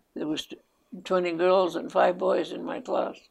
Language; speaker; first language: English; early bilingual, other home language; Spanish